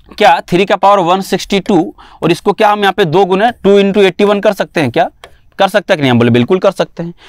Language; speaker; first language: Hindi; native; Hindi